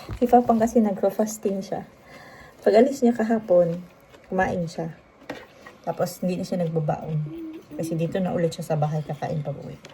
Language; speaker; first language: Filipino; non-native, local second language; Cebuano